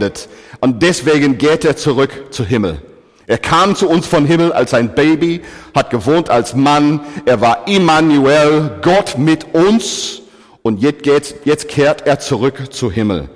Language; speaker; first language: German; non-native, fluent; English